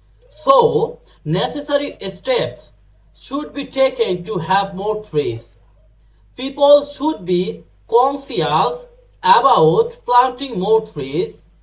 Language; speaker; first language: English; non-native, local second language; Bangla